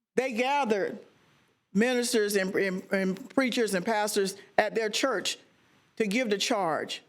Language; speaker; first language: English; native; English